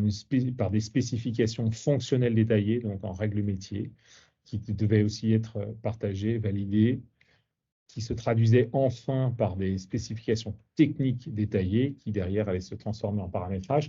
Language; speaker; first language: French; native; French